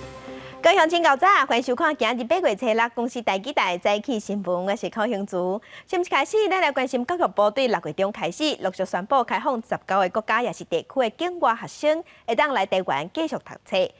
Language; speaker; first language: Chinese; native; Chinese